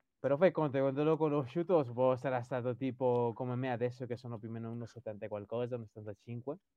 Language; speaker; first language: Italian; early bilingual, other home language; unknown